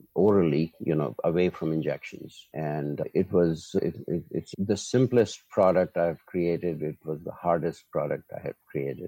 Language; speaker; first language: English; non-native, local second language; Urdu